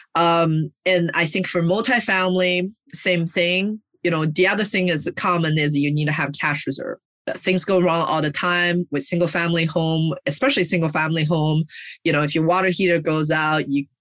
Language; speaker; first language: English; early bilingual, other home language; Chinese